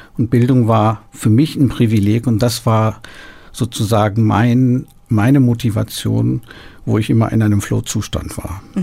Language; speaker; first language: German; early bilingual, other home language; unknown